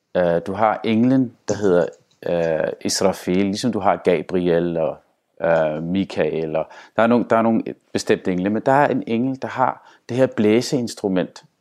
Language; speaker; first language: Danish; early bilingual, other home language; Arabic